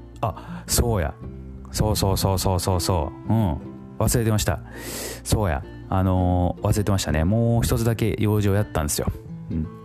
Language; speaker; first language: Japanese; native; Japanese